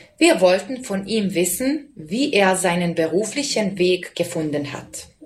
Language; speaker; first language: German; non-native, fluent; Serbian